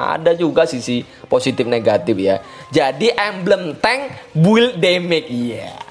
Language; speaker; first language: Indonesian; native; Indonesian